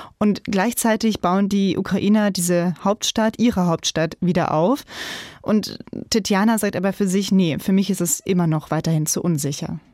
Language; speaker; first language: German; native; German